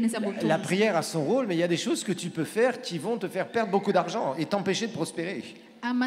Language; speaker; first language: French; native; French